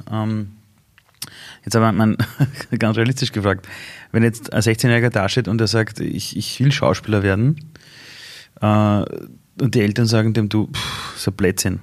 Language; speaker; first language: German; early bilingual, other home language; Persian